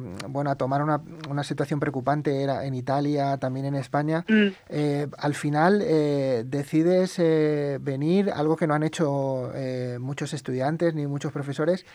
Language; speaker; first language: Spanish; native; Spanish